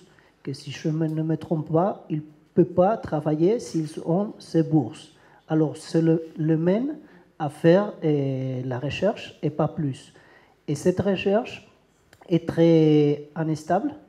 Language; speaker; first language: French; non-native, learner; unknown